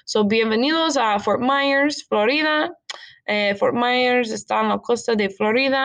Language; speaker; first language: Spanish; non-native, learner; English